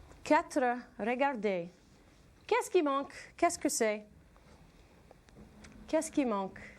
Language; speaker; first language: French; non-native, fluent; English